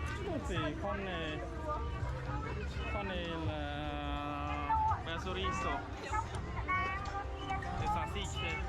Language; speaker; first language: Italian; non-native, fluent; Vietnamese